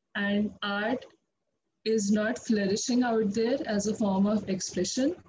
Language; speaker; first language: English; non-native, local second language; Hindi